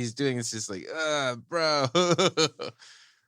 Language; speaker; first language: English; native; English